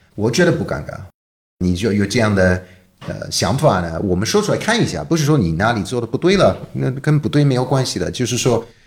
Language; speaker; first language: Chinese; non-native, fluent; English